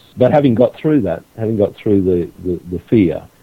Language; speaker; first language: English; native; English